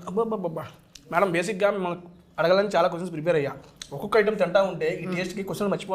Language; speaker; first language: Telugu; native; Telugu